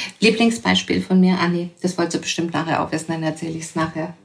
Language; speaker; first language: German; native; German